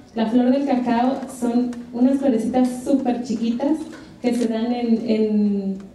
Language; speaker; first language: Spanish; native; Spanish